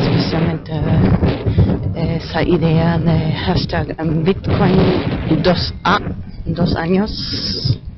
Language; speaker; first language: Spanish; non-native, fluent; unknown